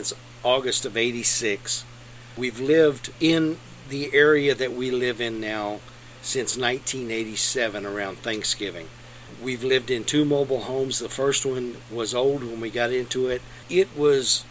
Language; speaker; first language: English; native; English